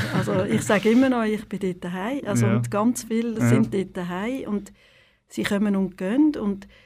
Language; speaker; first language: German; native; German